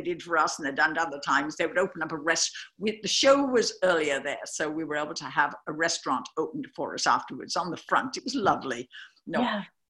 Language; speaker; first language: English; native; English